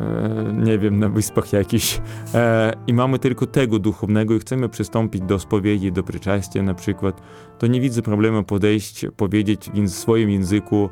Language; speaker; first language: Polish; non-native, fluent; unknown